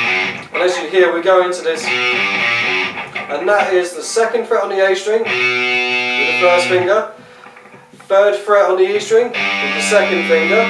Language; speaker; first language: English; native; English